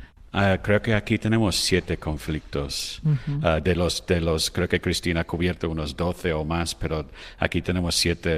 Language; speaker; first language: Spanish; non-native, fluent; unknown